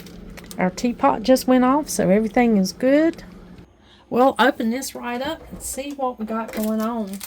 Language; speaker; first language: English; native; English